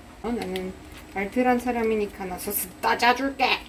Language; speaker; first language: Korean; non-native, fluent; Russian